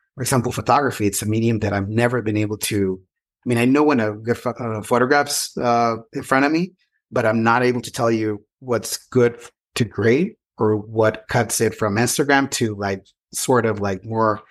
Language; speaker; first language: English; non-native, fluent; Spanish